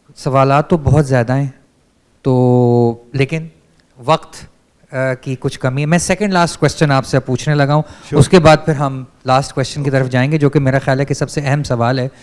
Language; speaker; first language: Urdu; native; Urdu